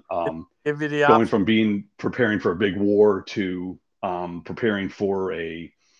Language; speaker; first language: English; native; English